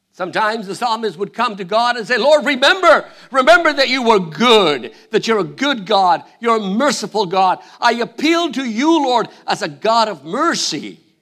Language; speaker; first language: English; non-native, fluent; Spanish